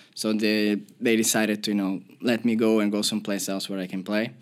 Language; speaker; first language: English; non-native, fluent; Portuguese